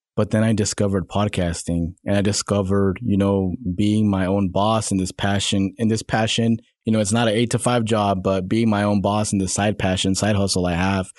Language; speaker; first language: English; native; English